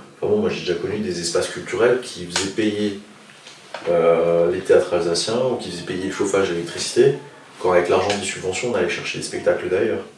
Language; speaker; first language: French; non-native, local second language; Swiss German